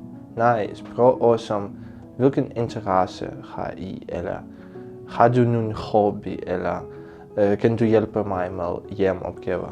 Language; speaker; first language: Danish; non-native, learner; Ukrainian